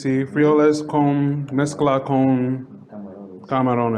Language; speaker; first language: Spanish; non-native, learner; English